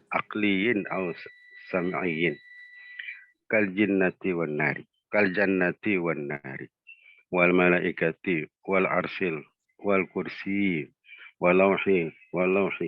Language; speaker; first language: Arabic; non-native, fluent; Indonesian